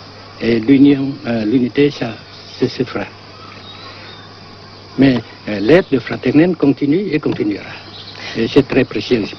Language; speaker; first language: French; non-native, local second language; Vietnamese